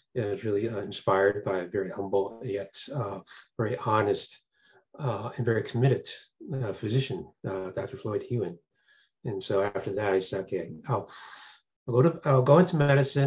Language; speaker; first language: English; early bilingual, other home language; Cantonese